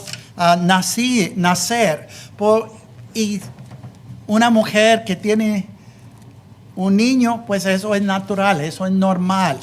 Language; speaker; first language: Spanish; non-native, fluent; English